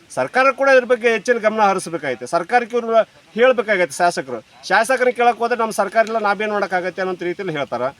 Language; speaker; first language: Kannada; native; Kannada